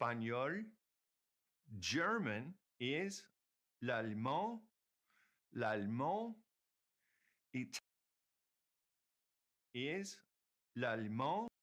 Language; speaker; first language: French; non-native, fluent; English